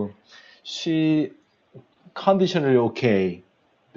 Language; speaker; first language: English; non-native, learner; Korean